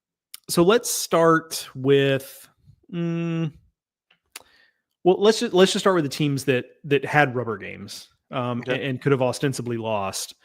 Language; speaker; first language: English; native; English